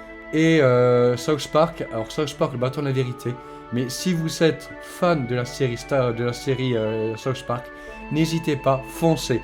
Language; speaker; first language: French; native; French